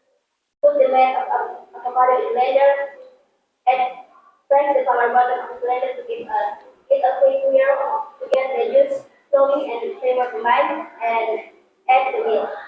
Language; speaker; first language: English; non-native, learner; Indonesian